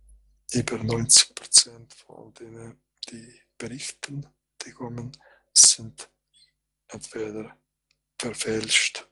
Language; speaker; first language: German; non-native, fluent; Croatian